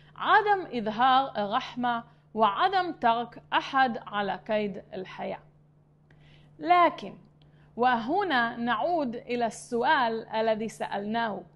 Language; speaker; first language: Arabic; non-native, fluent; Hebrew